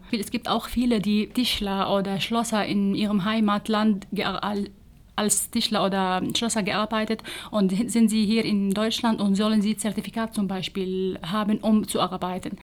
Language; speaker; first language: German; non-native, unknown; Arabic